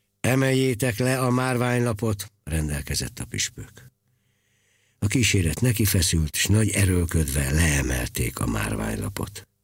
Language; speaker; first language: Hungarian; native; Hungarian